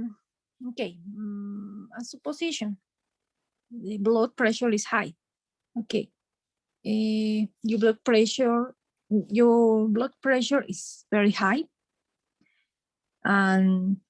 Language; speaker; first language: English; non-native, learner; Spanish